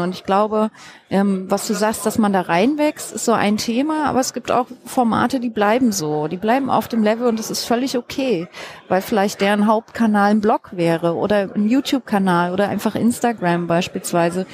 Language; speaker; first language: German; native; German